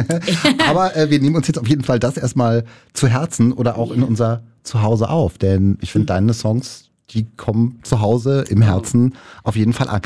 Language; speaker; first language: German; native; German